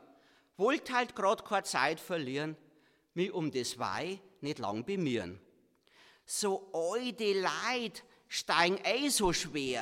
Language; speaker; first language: German; native; German